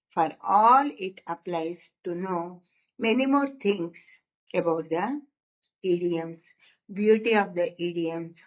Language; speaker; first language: English; non-native, local second language; Telugu